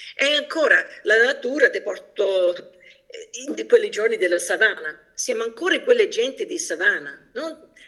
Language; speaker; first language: Italian; early bilingual, heritage; Italian